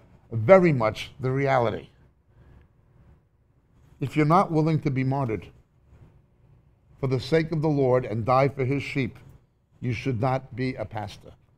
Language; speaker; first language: English; native; English